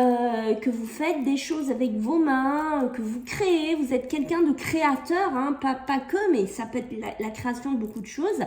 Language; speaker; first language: French; native; French